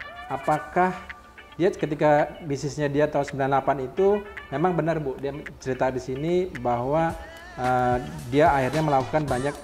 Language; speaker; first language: Indonesian; native; Indonesian